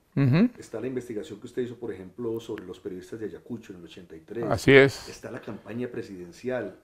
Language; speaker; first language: Spanish; native; Spanish